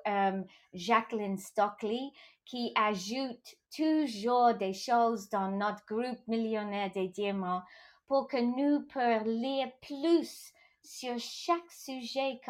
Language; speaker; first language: French; non-native, local second language; English